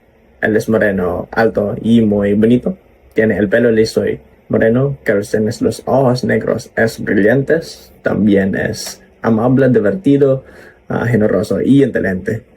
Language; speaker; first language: Spanish; non-native, learner; Cebuano